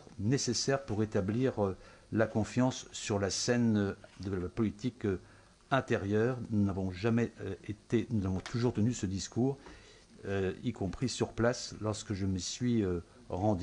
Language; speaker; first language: French; native; French